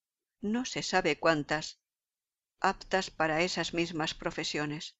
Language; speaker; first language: Spanish; native; Spanish